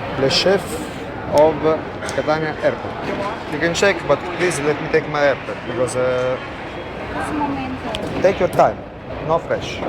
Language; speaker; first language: English; non-native, learner; Italian